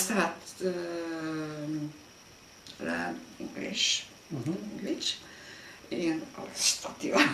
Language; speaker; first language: English; non-native, learner; Hungarian